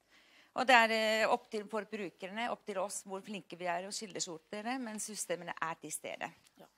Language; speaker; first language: Norwegian; non-native, fluent; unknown